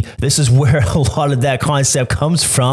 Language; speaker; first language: English; native; English